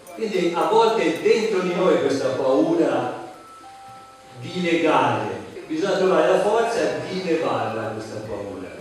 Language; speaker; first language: Italian; native; Italian